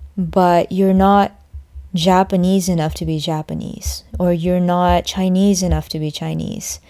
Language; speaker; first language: English; non-native, fluent; Japanese